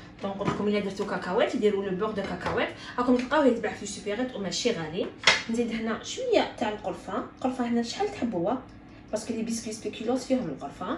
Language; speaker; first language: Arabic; native; Arabic